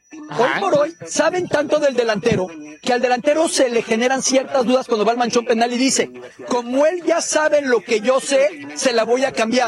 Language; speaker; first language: Spanish; native; Spanish